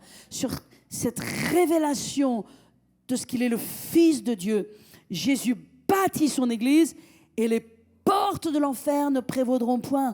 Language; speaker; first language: French; native; French